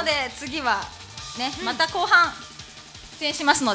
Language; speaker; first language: Japanese; native; Japanese